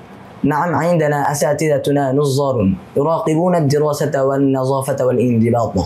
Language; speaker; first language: Arabic; non-native, learner; Bangla